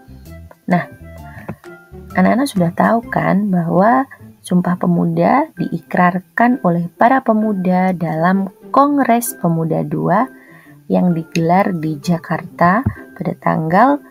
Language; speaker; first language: Indonesian; native; Indonesian